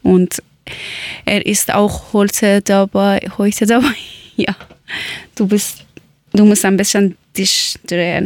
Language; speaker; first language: German; non-native, learner; Persian